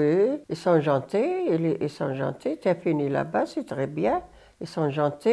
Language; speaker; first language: French; non-native, learner; Arabic